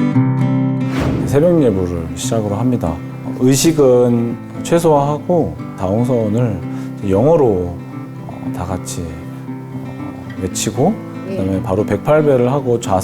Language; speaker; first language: Korean; native; Korean